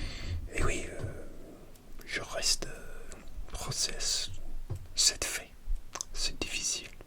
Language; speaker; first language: French; non-native, learner; English